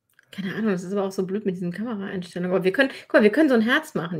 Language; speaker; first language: German; native; German